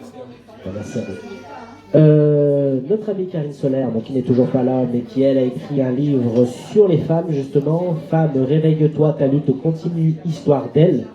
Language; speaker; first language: French; native; French